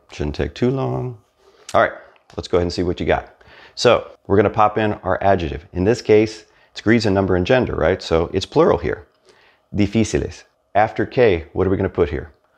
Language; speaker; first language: English; native; English